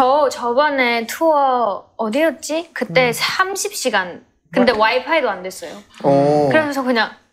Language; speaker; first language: Korean; non-native, fluent; Chinese